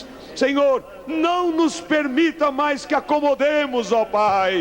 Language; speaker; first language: Portuguese; native; Portuguese